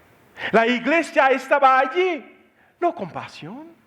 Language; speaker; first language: Spanish; non-native, learner; Haitian Creole